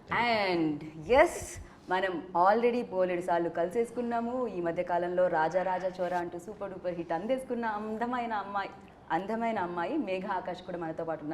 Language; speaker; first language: Telugu; native; Telugu